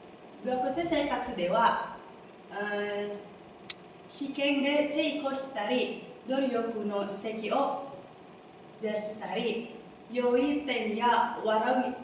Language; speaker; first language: Japanese; non-native, learner; Indonesian